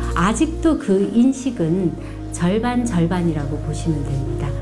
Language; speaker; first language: Korean; native; Korean